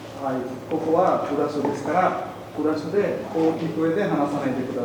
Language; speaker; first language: Japanese; non-native, learner; Bangla